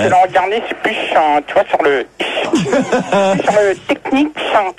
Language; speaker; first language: French; native; French